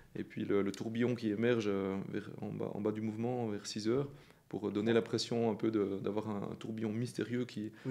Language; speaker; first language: French; native; French